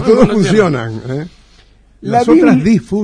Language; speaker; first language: Spanish; native; Spanish